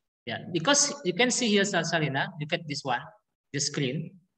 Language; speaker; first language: English; non-native, learner; Indonesian